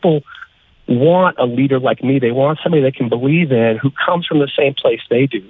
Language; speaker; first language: English; native; English